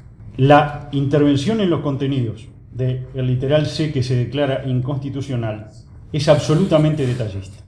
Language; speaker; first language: Spanish; native; Spanish